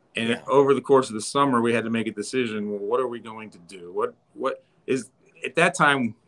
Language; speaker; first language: English; native; English